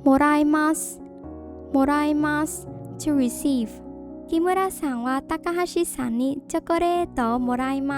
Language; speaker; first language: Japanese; non-native, fluent; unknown